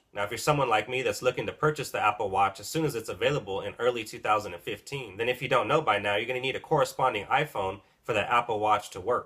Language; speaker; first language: English; native; English